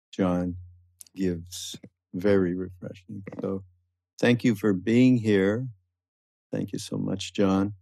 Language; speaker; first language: English; native; English